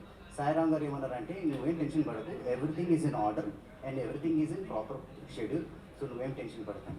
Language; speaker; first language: Telugu; native; Telugu